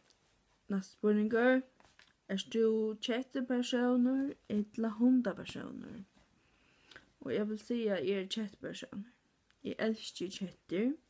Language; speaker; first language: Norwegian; non-native, learner; Faroese